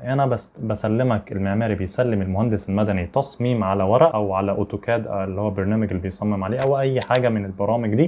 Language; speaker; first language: Arabic; native; Arabic